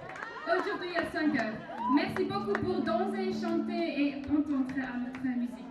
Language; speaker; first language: French; non-native, local second language; German